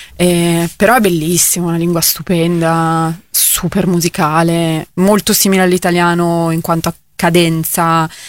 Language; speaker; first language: Italian; native; Italian